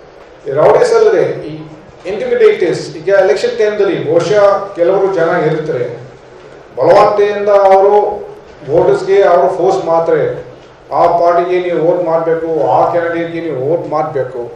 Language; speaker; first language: Kannada; non-native, fluent; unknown